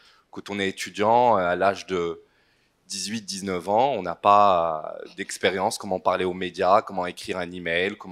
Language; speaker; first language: French; non-native, local second language; Arabic